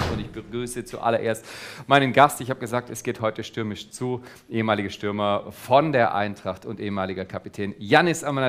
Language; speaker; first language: German; native; German